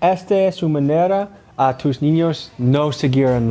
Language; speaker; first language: Spanish; non-native, learner; English